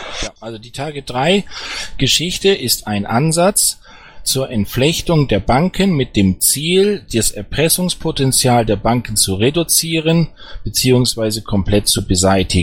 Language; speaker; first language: German; native; German